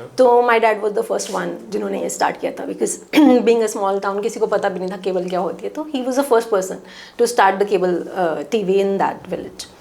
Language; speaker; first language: Hindi; non-native, local second language; Punjabi